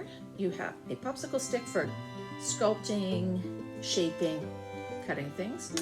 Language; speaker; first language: English; native; English